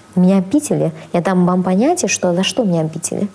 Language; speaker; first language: Russian; non-native, fluent; Chinese